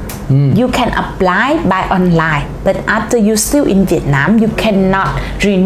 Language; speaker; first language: English; non-native, learner; Vietnamese